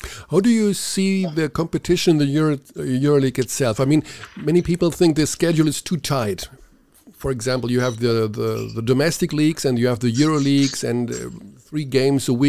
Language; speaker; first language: English; non-native, fluent; German